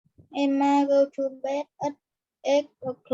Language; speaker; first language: English; non-native, learner; Vietnamese